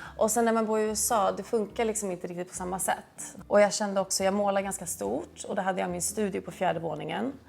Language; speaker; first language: Swedish; early bilingual, heritage; Swedish